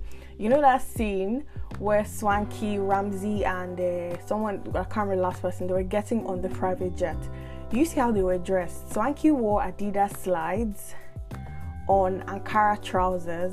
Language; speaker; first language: English; non-native, local second language; Igbo